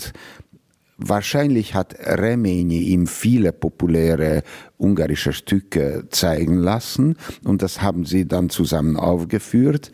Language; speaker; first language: German; non-native, fluent; Hungarian